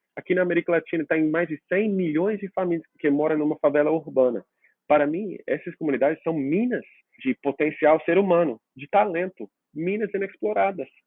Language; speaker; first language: Portuguese; non-native, fluent; English